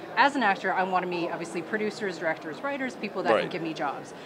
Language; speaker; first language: English; native; English